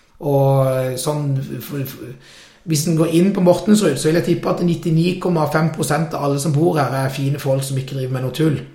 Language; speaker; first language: Norwegian; native; Norwegian